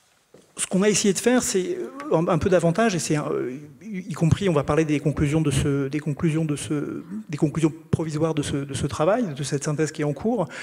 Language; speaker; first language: French; native; French